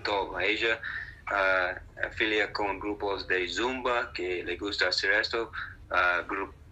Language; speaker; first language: Spanish; non-native, fluent; English